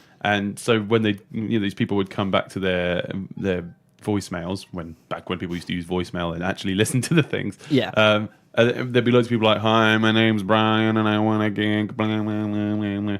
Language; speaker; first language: English; native; English